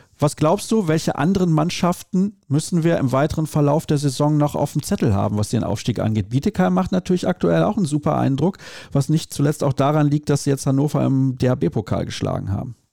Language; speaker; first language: German; native; German